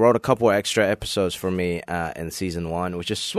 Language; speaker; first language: English; early bilingual, other home language; Cantonese